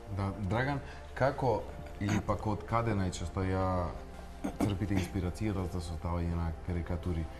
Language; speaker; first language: Macedonian; native; Macedonian